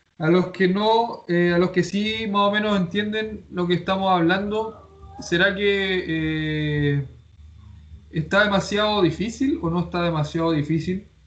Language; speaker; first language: Spanish; native; Spanish